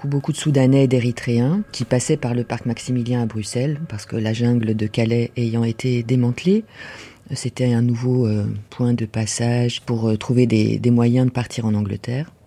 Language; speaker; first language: French; native; French